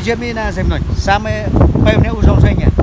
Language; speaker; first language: Polish; non-native, learner; Khmer